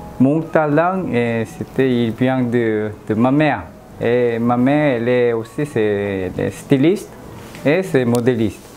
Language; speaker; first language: French; non-native, learner; Korean